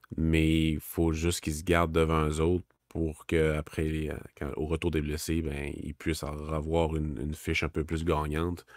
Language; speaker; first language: French; native; French